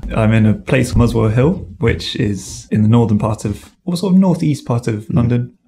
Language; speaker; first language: English; native; English